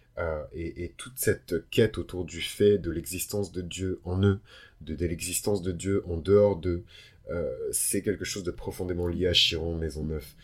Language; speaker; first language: French; early bilingual, other home language; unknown